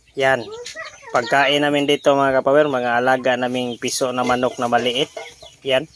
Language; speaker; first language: Filipino; non-native, local second language; Cebuano